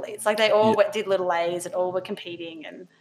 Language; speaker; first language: English; native; English